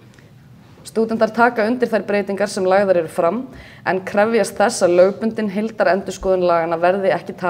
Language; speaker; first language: Icelandic; native; Icelandic